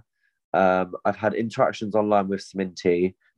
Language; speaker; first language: English; native; English